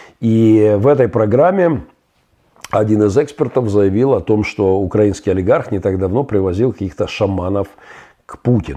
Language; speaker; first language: Russian; native; Russian